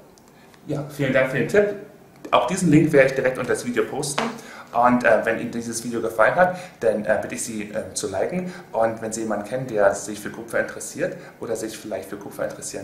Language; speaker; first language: German; native; German